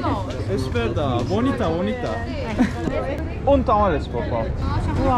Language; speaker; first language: Spanish; non-native, learner; Turkish